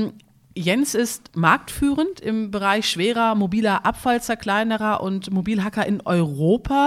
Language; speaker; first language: German; native; German